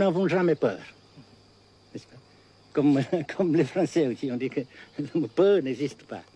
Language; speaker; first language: French; non-native, fluent; Vietnamese